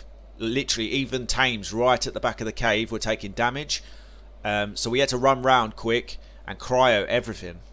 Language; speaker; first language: English; native; English